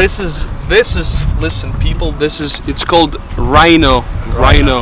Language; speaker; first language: English; non-native, fluent; Ukrainian